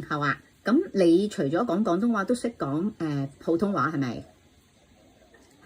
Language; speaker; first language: Cantonese; native; Cantonese